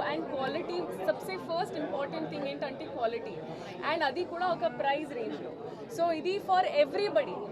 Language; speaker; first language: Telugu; non-native, fluent; Hindi